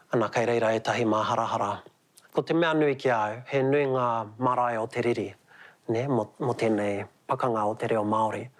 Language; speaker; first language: Māori; native; Māori